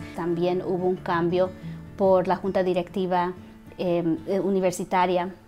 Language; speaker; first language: Spanish; early bilingual, heritage; Spanish